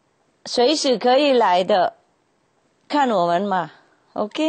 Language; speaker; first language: Chinese; non-native, fluent; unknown